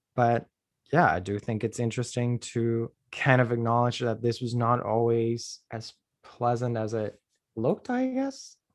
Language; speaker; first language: English; non-native, fluent; Dutch